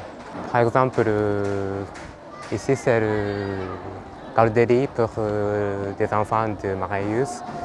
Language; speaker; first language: French; non-native, fluent; Japanese